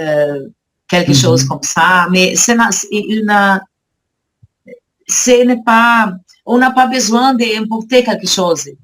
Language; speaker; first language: French; non-native, learner; Portuguese